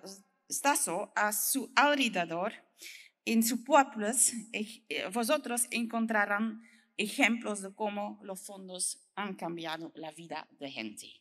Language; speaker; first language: Spanish; non-native, learner; French